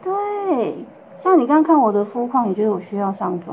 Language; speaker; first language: Chinese; native; Chinese